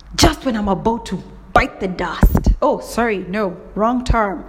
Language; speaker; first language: English; non-native, local second language; Kikuyu